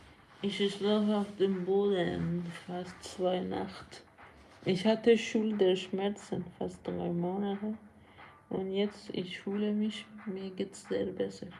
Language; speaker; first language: German; non-native, learner; Persian